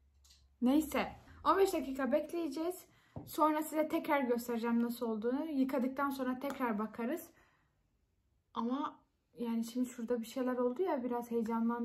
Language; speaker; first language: Turkish; early bilingual, heritage; Turkish